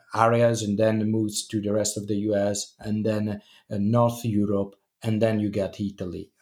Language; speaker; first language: English; non-native, fluent; Italian